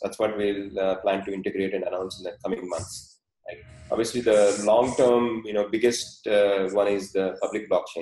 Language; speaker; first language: English; non-native, fluent; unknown